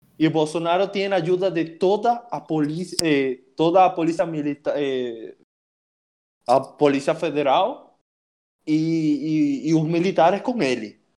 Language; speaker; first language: Portuguese; non-native, fluent; Spanish